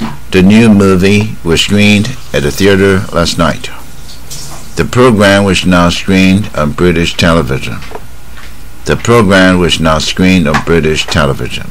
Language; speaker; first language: English; non-native, fluent; Chinese